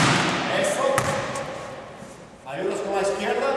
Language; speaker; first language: Spanish; non-native, learner; Portuguese